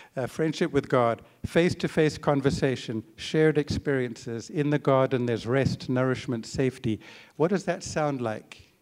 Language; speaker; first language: English; native; English